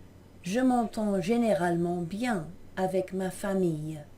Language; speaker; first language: French; non-native, fluent; English